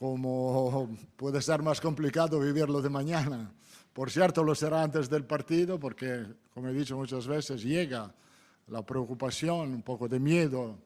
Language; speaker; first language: Spanish; non-native, fluent; Italian